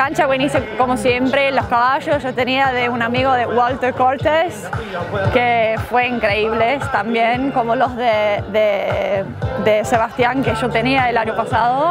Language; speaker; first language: Spanish; non-native, fluent; English